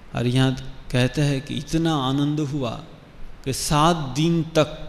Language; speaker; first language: Hindi; non-native, local second language; Bangla